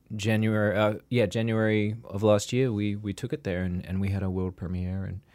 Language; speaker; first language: English; native; English